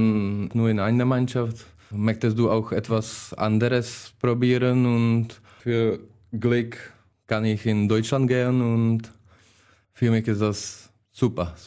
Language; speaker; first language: German; non-native, learner; Czech